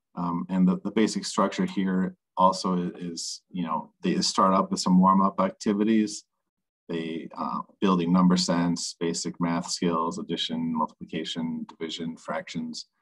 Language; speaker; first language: English; native; English